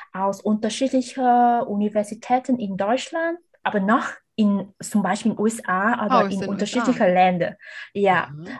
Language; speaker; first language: German; non-native, learner; Vietnamese